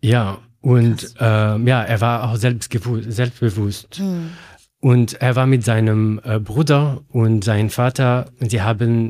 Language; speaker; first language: German; non-native, learner; Arabic